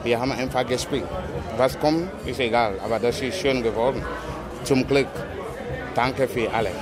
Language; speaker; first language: German; non-native, learner; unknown